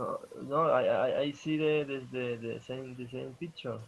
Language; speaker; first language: English; non-native, learner; Spanish